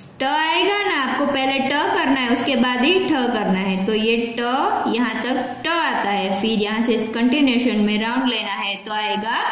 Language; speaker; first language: Hindi; non-native, local second language; Gujarati